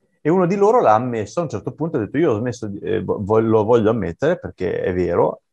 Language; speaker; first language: Italian; native; Italian